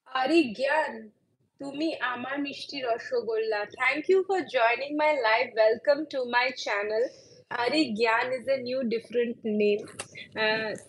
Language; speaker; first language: Hindi; non-native, local second language; Bangla